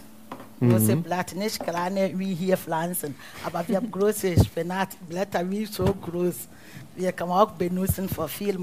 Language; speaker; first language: German; non-native, learner; Akan